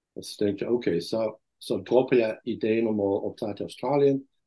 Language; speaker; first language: Danish; non-native, fluent; Dutch